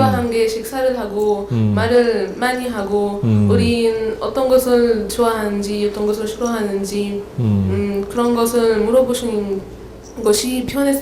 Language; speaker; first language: Korean; non-native, learner; Arabic